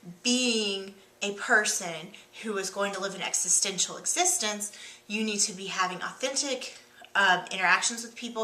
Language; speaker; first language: English; native; English